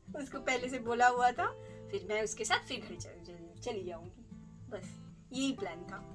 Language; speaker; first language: Hindi; native; Hindi